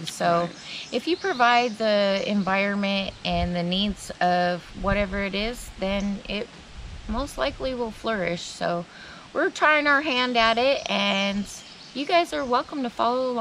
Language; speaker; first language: English; native; English